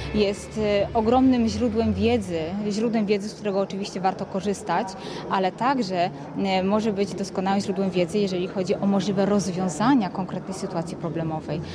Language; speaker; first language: Polish; native; Polish